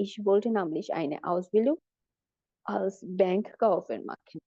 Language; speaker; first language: German; non-native, fluent; Bangla